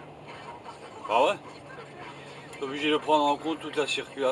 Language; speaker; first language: French; native; French